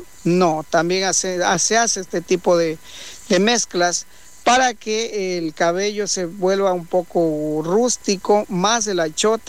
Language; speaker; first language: Spanish; native; Spanish